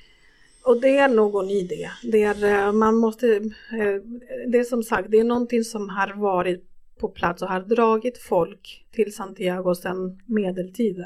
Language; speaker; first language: Swedish; non-native, fluent; Spanish